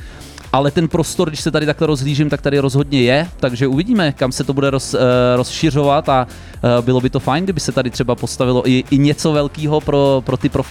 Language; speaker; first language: Czech; native; Czech